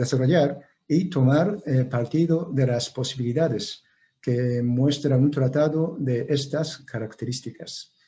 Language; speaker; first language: Spanish; non-native, fluent; Japanese